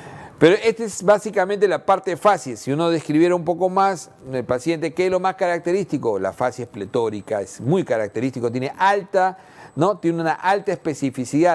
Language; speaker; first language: Spanish; native; Spanish